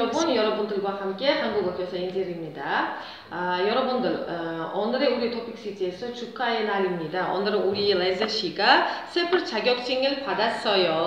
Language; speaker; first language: Korean; non-native, fluent; Uzbek